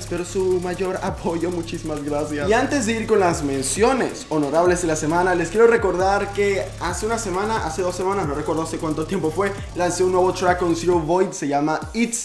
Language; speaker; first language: Spanish; native; Spanish